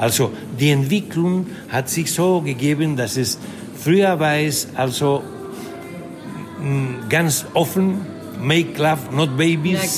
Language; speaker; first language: German; non-native, fluent; Spanish